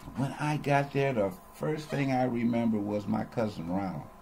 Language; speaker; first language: English; native; English